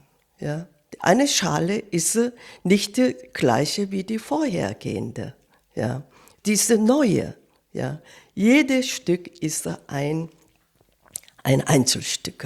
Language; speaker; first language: German; non-native, fluent; Korean